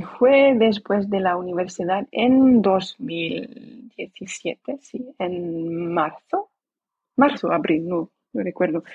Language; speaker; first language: Spanish; non-native, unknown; Dutch